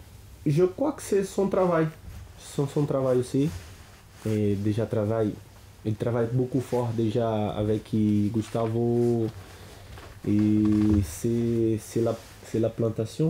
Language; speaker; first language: French; non-native, learner; Portuguese